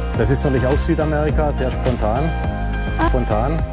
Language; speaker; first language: German; native; German